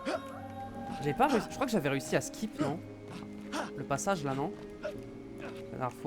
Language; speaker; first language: French; native; French